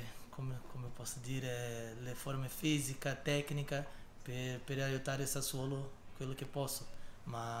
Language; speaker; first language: Italian; non-native, learner; Portuguese